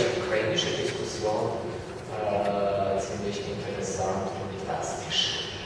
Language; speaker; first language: German; non-native, fluent; Ukrainian